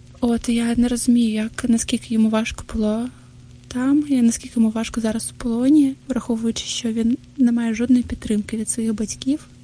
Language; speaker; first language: Ukrainian; non-native, local second language; Russian